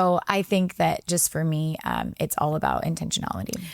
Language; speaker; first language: English; native; English